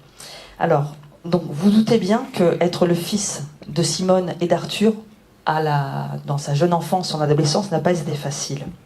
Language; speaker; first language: French; native; French